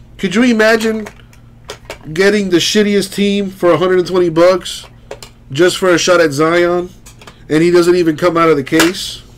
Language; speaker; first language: English; native; English